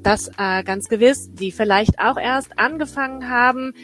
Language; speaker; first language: German; native; German